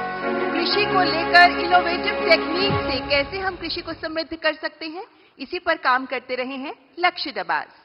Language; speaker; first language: Hindi; native; Hindi